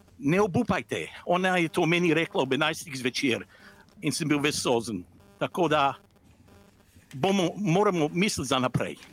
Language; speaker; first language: Slovenian; early bilingual, heritage; English